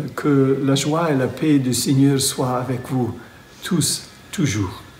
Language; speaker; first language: French; non-native, fluent; Ukrainian